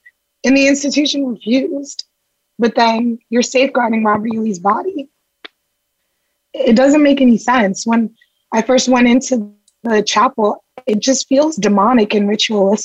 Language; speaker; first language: English; native; English